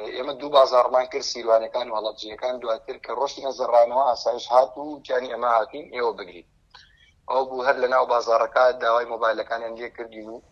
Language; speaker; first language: Central Kurdish; native; Central Kurdish